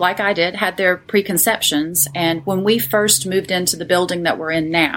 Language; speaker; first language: English; native; English